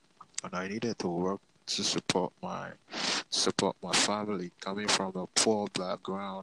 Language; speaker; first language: English; non-native, local second language; Igbo